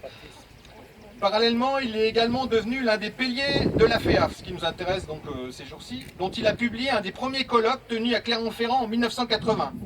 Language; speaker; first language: French; native; French